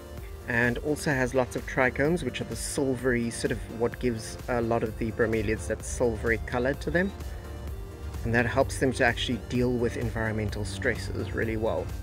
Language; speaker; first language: English; native; English